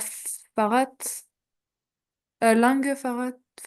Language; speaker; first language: German; non-native, learner; French